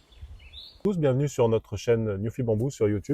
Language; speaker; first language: French; native; French